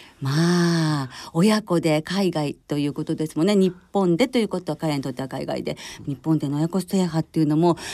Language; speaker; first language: Japanese; native; Japanese